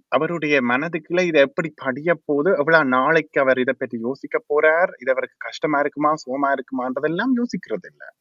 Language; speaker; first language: Tamil; early bilingual, heritage; Tamil